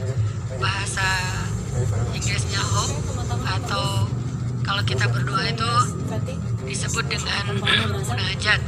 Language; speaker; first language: Indonesian; native; Indonesian